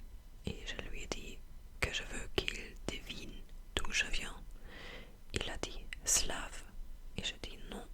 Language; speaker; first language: French; non-native, fluent; German